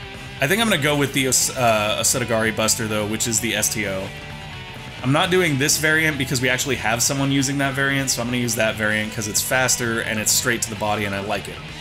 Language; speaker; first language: English; native; English